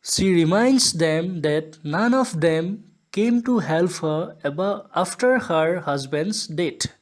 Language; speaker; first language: English; non-native, local second language; Assamese